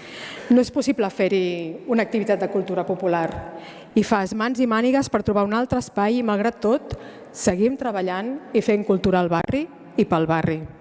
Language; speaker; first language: Catalan; native; Catalan